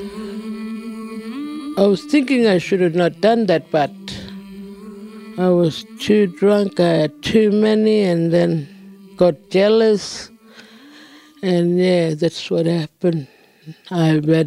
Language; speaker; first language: English; non-native, local second language; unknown